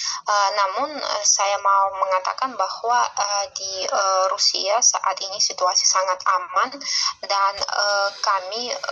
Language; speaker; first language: Indonesian; non-native, fluent; Russian